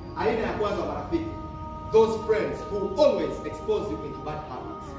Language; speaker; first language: English; non-native, local second language; Swahili